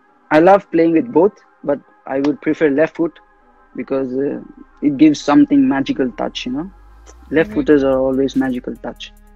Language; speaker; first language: English; non-native, local second language; Tamil